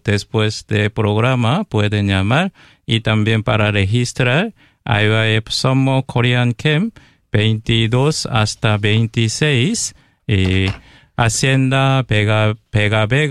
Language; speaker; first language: Spanish; non-native, learner; Korean